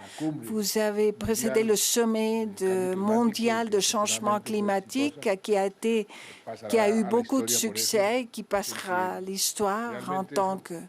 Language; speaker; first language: French; non-native, fluent; Spanish